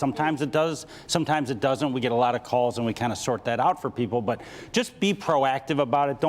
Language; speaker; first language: English; native; English